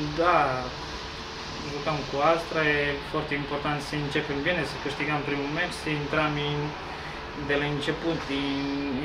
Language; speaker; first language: Romanian; non-native, learner; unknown